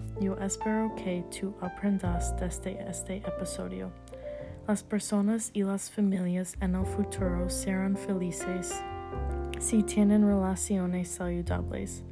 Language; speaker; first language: Spanish; non-native, learner; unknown